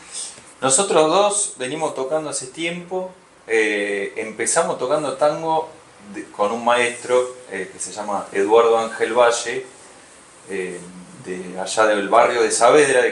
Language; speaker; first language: Spanish; native; Spanish